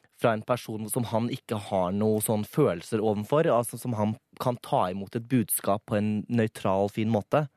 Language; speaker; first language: Norwegian; native; Norwegian